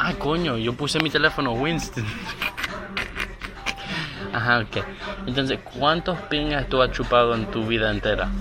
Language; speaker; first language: Spanish; early bilingual, heritage; Spanish